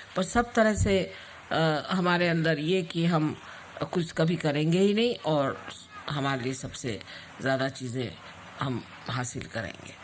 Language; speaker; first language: Hindi; non-native, local second language; Marathi